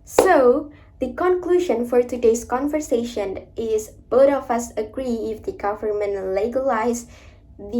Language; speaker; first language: English; non-native, learner; Indonesian